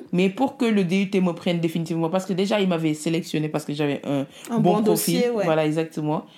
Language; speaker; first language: French; non-native, local second language; Wolof